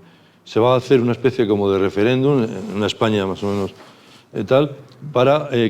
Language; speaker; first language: Spanish; native; Spanish